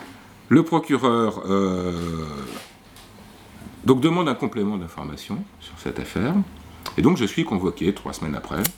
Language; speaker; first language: French; native; French